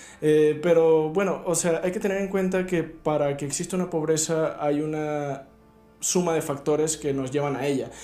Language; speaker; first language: Spanish; native; Spanish